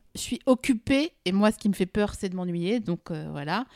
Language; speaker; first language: French; native; French